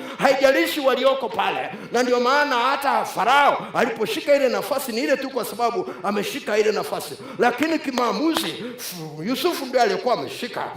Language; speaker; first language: Swahili; native; Swahili